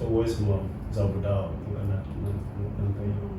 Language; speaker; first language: Chinese; non-native, fluent; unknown